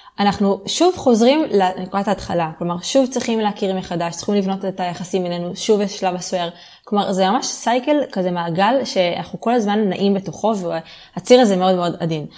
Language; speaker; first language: Hebrew; native; Hebrew